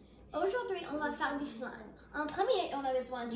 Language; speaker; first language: French; non-native, local second language; English